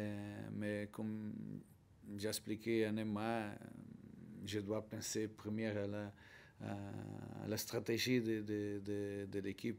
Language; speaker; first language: French; non-native, learner; Portuguese